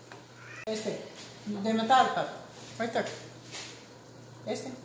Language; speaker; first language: Spanish; non-native, learner; English